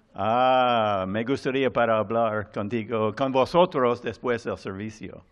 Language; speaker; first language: Spanish; non-native, learner; English